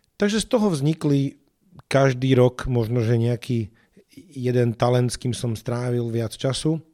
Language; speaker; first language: Slovak; native; Slovak